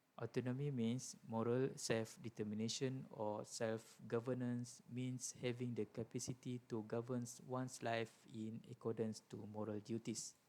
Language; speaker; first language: English; non-native, local second language; Malay